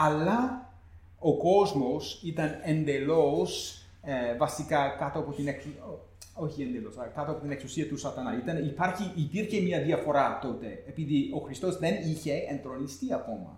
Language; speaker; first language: Greek; non-native, fluent; English